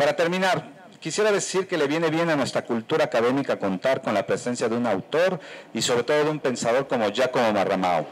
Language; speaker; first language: Spanish; native; Spanish